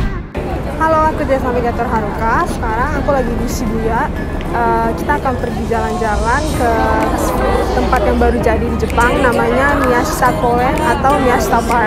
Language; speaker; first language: Indonesian; non-native, fluent; Japanese